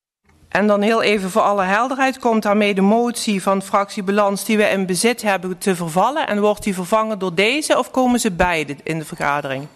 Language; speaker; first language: Dutch; native; Dutch